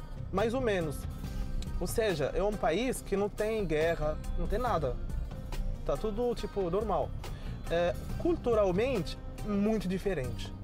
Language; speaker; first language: Portuguese; non-native, learner; Arabic